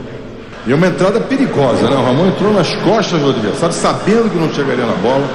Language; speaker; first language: Portuguese; native; Portuguese